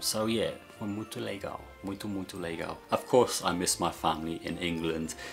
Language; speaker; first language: Portuguese; non-native, learner; English